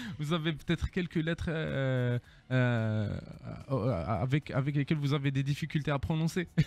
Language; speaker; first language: French; non-native, local second language; Arabic